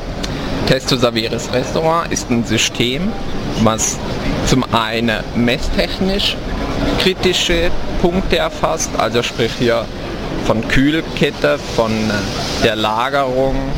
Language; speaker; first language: German; native; German